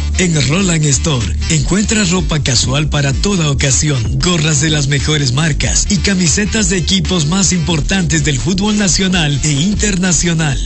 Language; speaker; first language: Spanish; native; Spanish